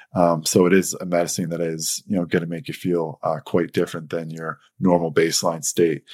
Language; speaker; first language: English; native; English